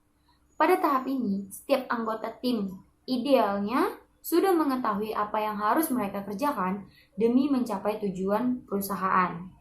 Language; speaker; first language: Indonesian; native; Indonesian